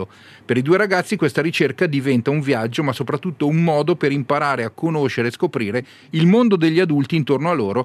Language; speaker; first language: Italian; native; Italian